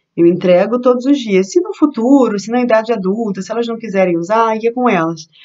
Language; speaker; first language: Portuguese; native; Portuguese